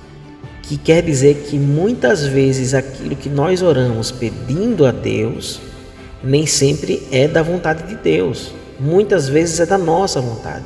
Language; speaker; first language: Portuguese; native; Portuguese